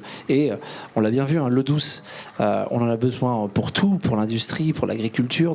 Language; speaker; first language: French; native; French